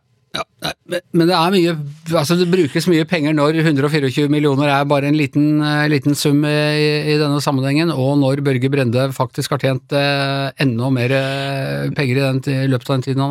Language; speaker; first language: Norwegian; native; Norwegian